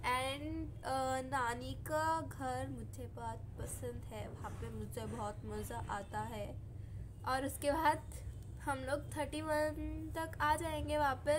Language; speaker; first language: Hindi; native; Hindi